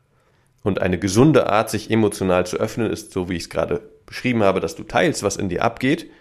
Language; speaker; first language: German; native; German